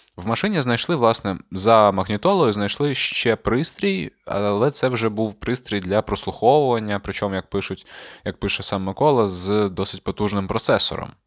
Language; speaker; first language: Ukrainian; non-native, local second language; Russian